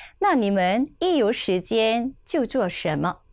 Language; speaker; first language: Chinese; non-native, fluent; Korean